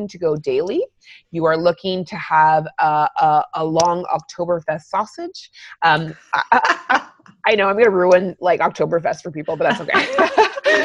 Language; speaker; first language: English; native; English